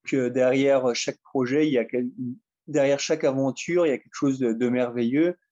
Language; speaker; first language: French; native; French